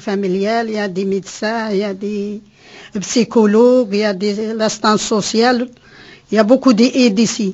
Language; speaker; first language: French; non-native, learner; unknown